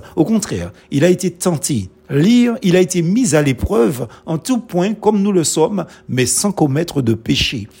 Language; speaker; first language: French; non-native, local second language; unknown